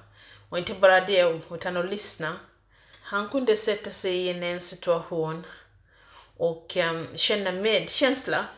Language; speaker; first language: Swedish; non-native, fluent; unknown